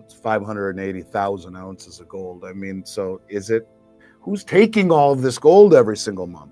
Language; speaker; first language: English; native; English